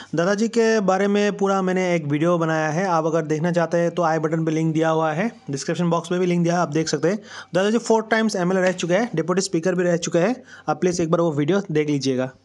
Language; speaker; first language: Hindi; non-native, local second language; Assamese